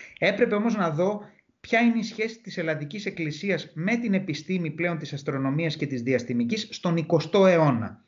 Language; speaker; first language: Greek; native; Greek